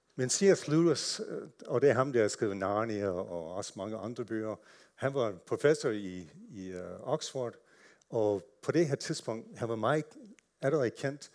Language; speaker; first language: Danish; non-native, fluent; English